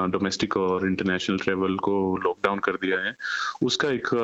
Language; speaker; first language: Hindi; native; Hindi